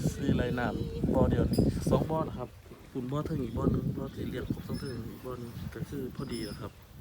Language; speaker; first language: Thai; native; Thai